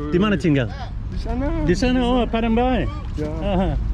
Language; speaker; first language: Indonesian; non-native, learner; English